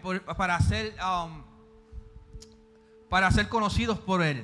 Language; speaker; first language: Spanish; early bilingual, heritage; Spanish